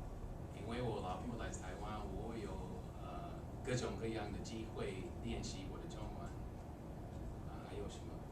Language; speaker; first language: Chinese; non-native, fluent; English